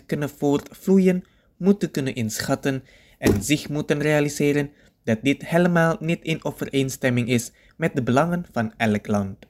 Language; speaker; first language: Dutch; non-native, fluent; Indonesian